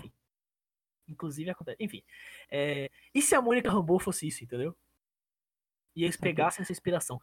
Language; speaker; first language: Portuguese; native; Portuguese